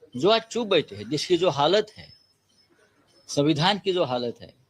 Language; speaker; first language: Hindi; non-native, local second language; Marathi